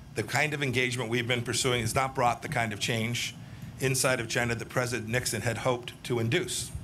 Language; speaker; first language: English; native; English